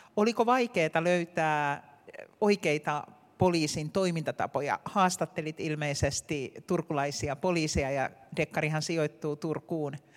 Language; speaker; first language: Finnish; native; Finnish